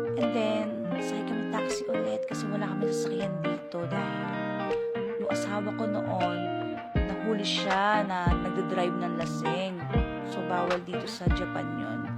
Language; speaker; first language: Filipino; native; Filipino